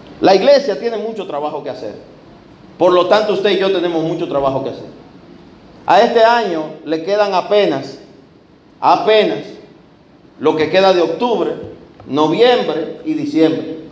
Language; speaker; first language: Spanish; native; Spanish